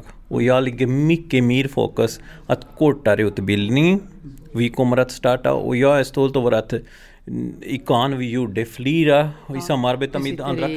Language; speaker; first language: Swedish; non-native, learner; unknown